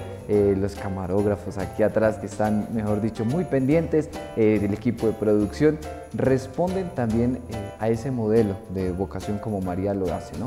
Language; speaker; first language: Spanish; native; Spanish